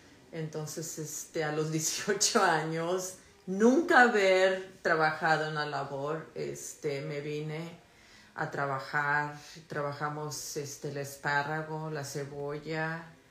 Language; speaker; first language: Spanish; early bilingual, other home language; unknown